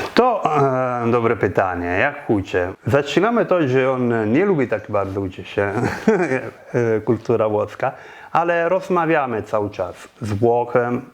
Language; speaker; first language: Polish; non-native, fluent; Italian